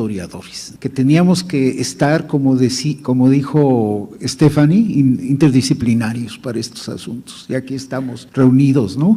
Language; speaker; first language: Spanish; native; Spanish